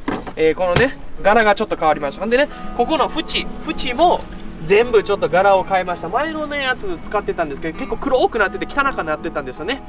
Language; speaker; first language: Japanese; native; Japanese